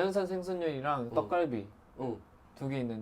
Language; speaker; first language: Korean; native; Korean